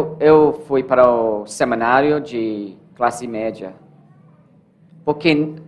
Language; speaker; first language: Portuguese; non-native, learner; English